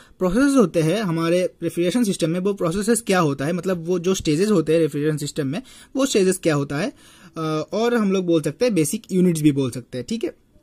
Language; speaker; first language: Hindi; native; Hindi